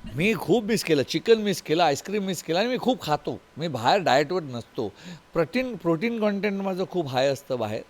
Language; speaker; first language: Marathi; non-native, local second language; Tulu